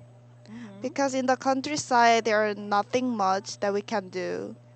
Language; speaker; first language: English; non-native, learner; Korean